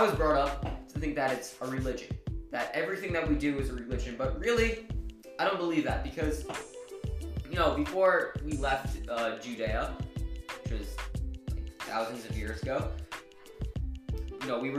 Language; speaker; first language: English; native; English